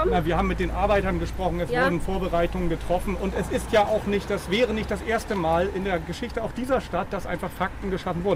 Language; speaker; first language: German; native; German